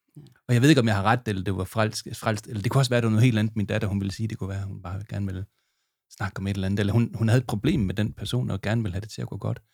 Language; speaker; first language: Danish; native; Danish